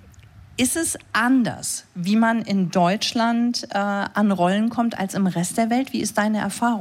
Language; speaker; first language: German; native; German